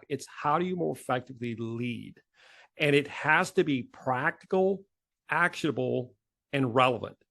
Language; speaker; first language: English; native; English